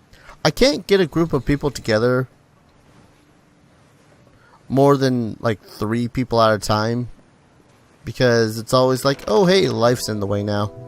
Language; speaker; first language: English; native; English